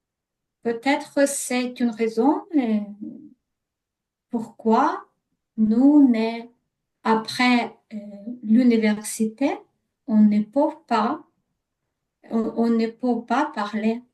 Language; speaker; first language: French; non-native, learner; Ukrainian